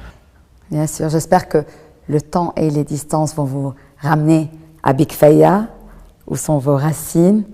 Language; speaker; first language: French; non-native, local second language; Arabic